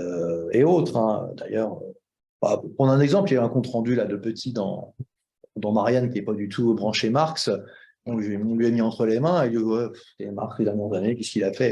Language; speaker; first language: French; native; French